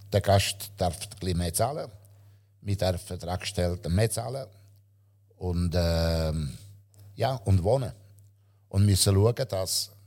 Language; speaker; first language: German; non-native, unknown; Italian